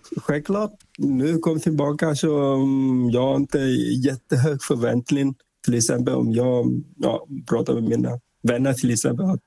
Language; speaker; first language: Swedish; non-native, fluent; Vietnamese